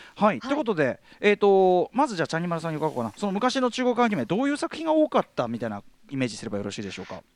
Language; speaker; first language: Japanese; native; Japanese